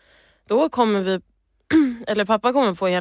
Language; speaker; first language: Swedish; early bilingual, heritage; English